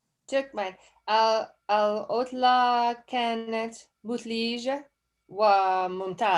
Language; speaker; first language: Arabic; non-native, learner; English